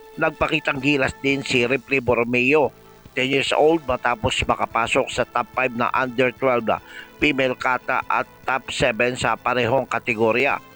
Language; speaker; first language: Filipino; native; Filipino